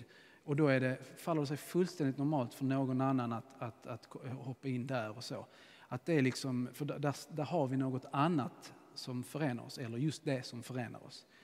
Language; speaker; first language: Swedish; native; Swedish